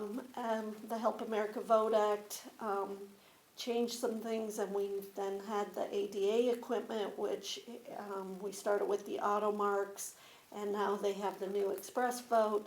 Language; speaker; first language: English; native; English